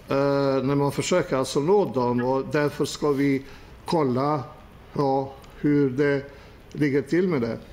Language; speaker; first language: Swedish; non-native, fluent; Albanian